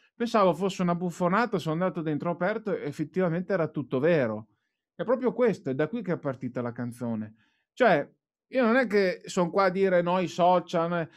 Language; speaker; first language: Italian; native; Italian